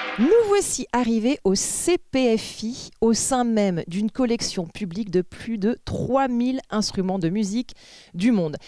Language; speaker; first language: French; native; French